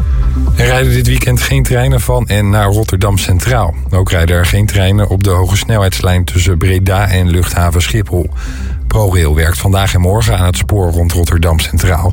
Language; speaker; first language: Dutch; native; Dutch